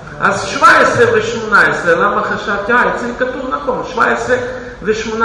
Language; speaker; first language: Hebrew; non-native, fluent; Russian